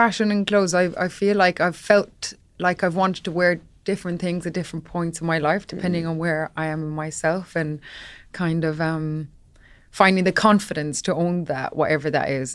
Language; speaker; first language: English; native; English